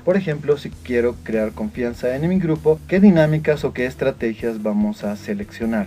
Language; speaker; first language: Spanish; native; Spanish